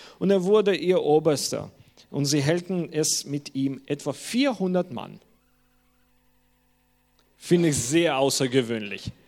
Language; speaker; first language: German; non-native, fluent; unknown